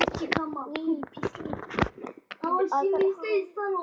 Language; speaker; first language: Turkish; early bilingual, heritage; Turkish